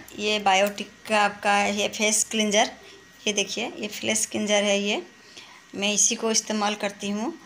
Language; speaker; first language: Hindi; non-native, local second language; Bangla